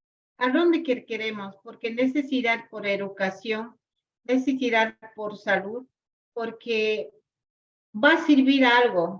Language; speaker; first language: Spanish; non-native, local second language; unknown